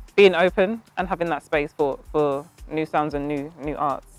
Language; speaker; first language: English; native; English